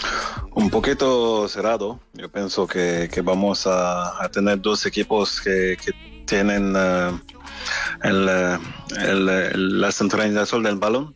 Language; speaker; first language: Spanish; non-native, fluent; French